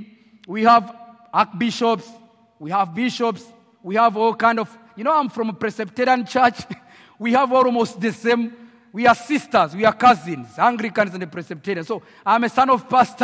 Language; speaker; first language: English; non-native, local second language; Kinyarwanda